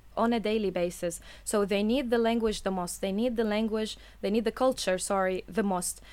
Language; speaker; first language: English; non-native, fluent; Arabic